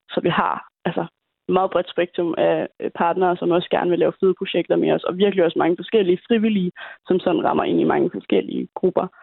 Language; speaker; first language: Danish; native; Danish